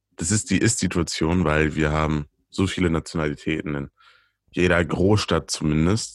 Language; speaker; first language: German; native; German